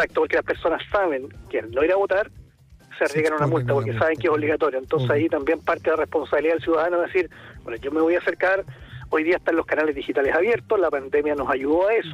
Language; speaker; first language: Spanish; native; Spanish